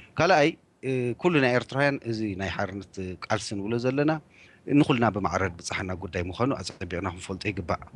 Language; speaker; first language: Tigrinya; native; Tigrinya